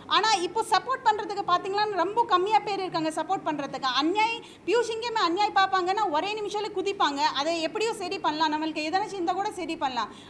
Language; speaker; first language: Tamil; non-native, local second language; Hindi